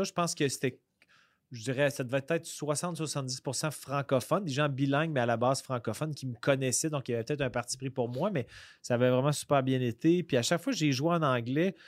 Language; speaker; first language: French; native; French